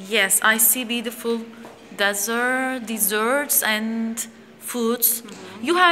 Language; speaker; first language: English; non-native, learner; Turkish